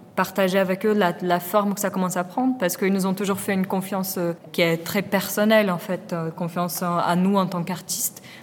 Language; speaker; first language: French; non-native, fluent; Portuguese